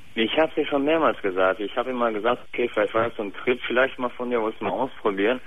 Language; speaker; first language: German; early bilingual, other home language; Turkish